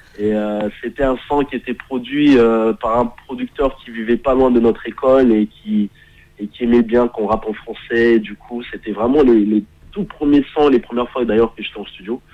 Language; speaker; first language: French; early bilingual, heritage; French